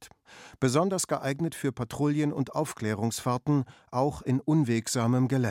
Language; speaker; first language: German; native; German